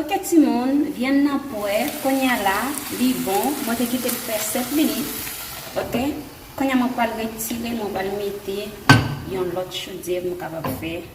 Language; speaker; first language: French; early bilingual, heritage; Haitian Creole